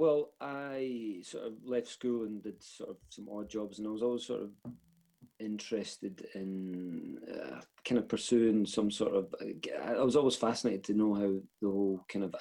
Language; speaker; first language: English; native; English